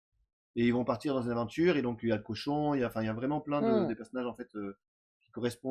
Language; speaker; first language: French; native; French